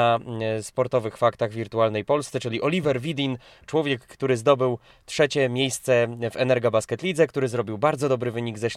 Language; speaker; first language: Polish; native; Polish